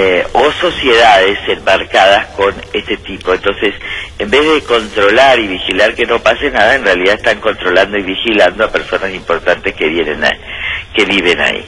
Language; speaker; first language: Spanish; native; Spanish